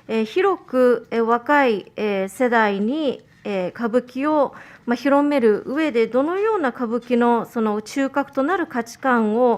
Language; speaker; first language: Japanese; native; Japanese